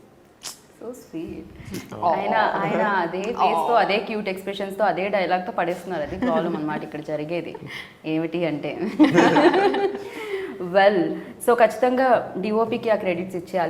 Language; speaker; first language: Telugu; native; Telugu